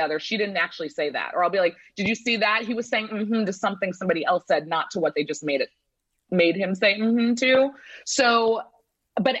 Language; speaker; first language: English; native; English